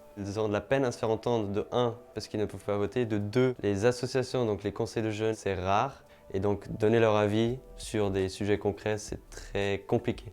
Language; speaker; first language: French; early bilingual, other home language; German